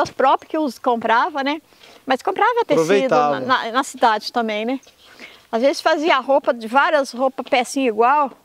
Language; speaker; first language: Portuguese; native; Portuguese